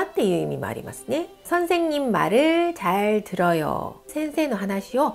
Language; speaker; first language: Japanese; non-native, fluent; Korean